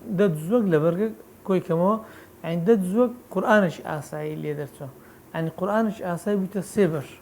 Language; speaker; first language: Central Kurdish; native; Central Kurdish